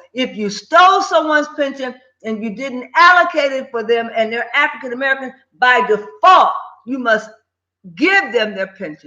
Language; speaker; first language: English; native; English